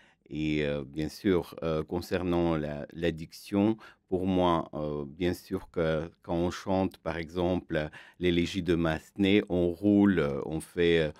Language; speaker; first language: French; non-native, fluent; Armenian